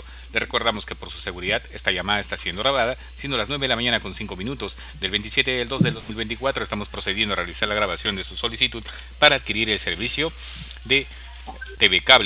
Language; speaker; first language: Spanish; native; Spanish